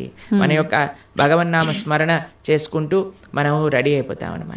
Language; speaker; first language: Telugu; native; Telugu